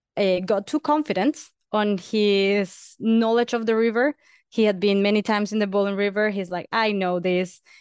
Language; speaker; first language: English; non-native, fluent; Spanish